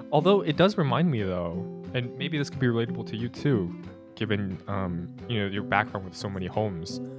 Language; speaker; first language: English; early bilingual, other home language; Chinese